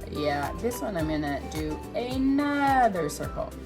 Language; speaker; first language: English; native; English